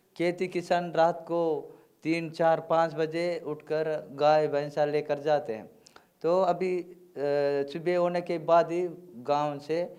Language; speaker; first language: Hindi; non-native, local second language; Gondi